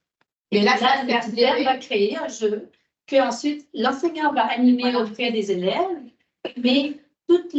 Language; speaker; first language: French; native; French